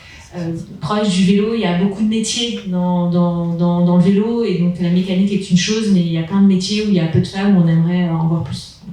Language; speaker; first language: French; native; French